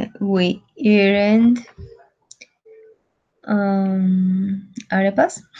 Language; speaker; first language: English; non-native, learner; Spanish